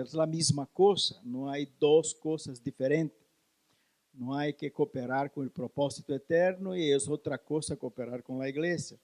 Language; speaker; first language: Spanish; non-native, learner; Portuguese